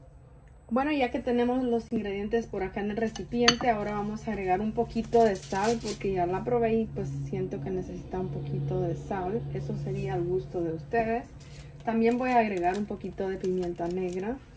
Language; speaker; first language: Spanish; native; Spanish